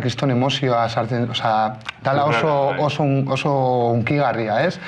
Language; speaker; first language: Basque; non-native, local second language; Spanish